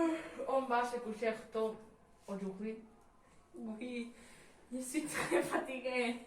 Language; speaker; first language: French; non-native, learner; Spanish